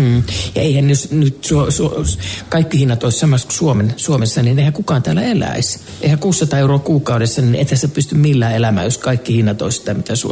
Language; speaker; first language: Finnish; native; Finnish